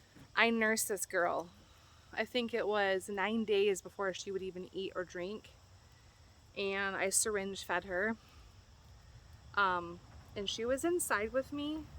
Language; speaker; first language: English; native; English